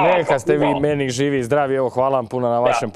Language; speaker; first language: Croatian; native; Croatian